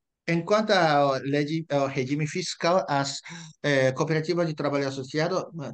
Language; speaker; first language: Portuguese; non-native, fluent; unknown